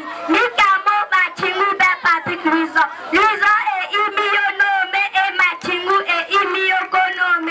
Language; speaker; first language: Italian; non-native, learner; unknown